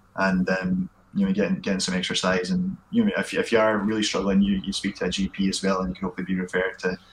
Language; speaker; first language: English; native; English